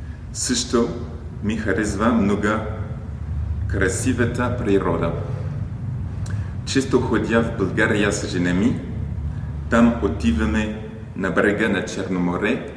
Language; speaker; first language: Bulgarian; non-native, learner; French